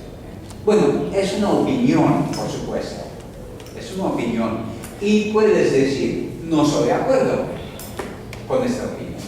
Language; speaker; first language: Spanish; non-native, fluent; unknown